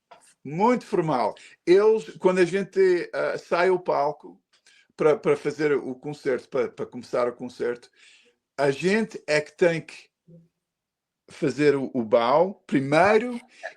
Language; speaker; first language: Portuguese; early bilingual, heritage; Portuguese